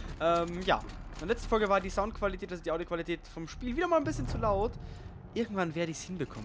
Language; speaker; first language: German; native; German